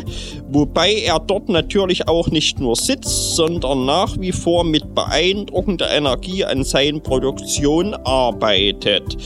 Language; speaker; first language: German; native; German